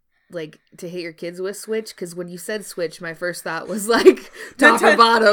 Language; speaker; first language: English; native; English